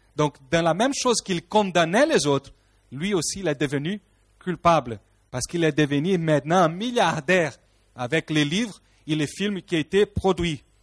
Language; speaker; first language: French; non-native, fluent; Portuguese